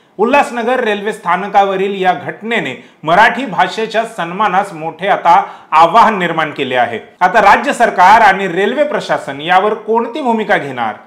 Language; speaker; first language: Marathi; native; Marathi